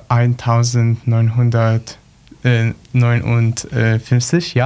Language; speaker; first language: German; non-native, learner; Polish